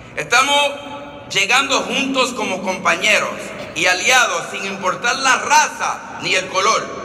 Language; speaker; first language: Spanish; early bilingual, other home language; English